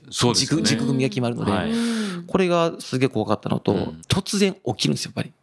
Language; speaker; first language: Japanese; native; Japanese